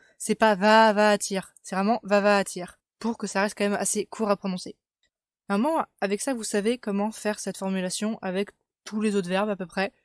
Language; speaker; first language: French; native; French